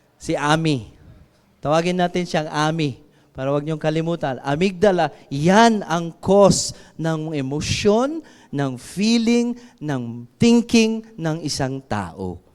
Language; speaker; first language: Filipino; non-native, local second language; Iloko